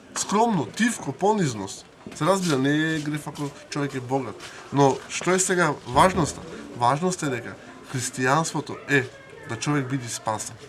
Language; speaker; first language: Macedonian; non-native, local second language; Romany